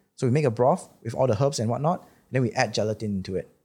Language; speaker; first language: English; non-native, local second language; Chinese